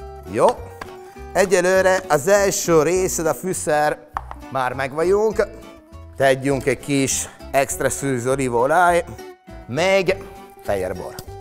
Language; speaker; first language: Hungarian; non-native, fluent; Italian